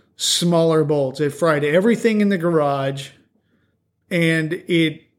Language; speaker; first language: English; native; English